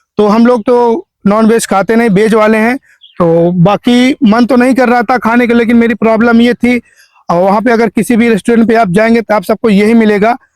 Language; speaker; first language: Hindi; native; Hindi